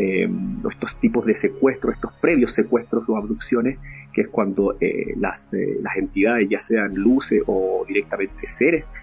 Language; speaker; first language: Spanish; native; Spanish